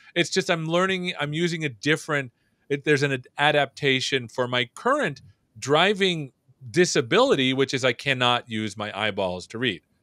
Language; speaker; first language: English; native; English